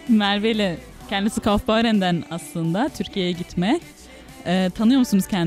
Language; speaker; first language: Turkish; native; Turkish